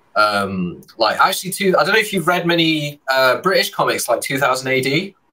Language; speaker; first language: English; native; English